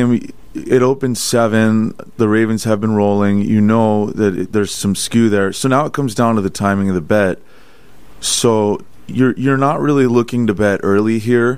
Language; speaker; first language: English; native; English